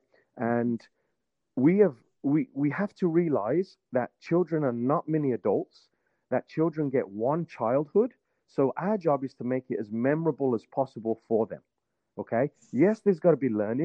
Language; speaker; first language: English; native; English